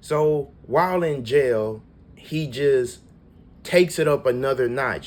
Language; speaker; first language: English; native; English